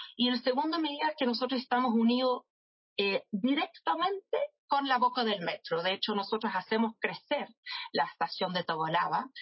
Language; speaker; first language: Spanish; non-native, fluent; English